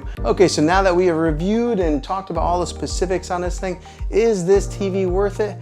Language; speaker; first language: English; native; English